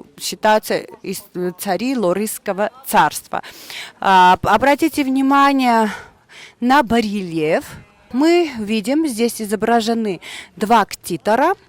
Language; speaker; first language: Russian; non-native, local second language; Armenian